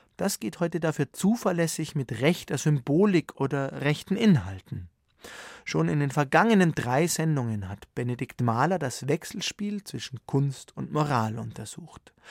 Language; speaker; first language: German; native; German